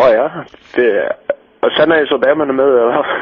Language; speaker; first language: Danish; non-native, local second language; Faroese